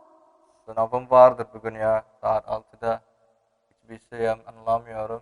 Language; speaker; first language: Turkish; non-native, learner; Indonesian